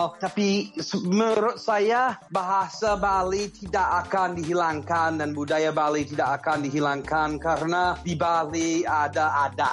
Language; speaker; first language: Indonesian; non-native, fluent; English